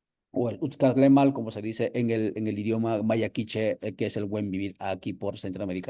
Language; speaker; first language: Spanish; native; Spanish